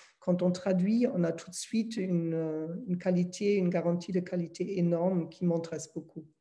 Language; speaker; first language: French; non-native, fluent; German